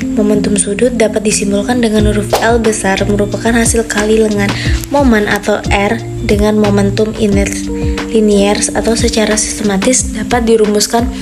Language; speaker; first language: Indonesian; native; Indonesian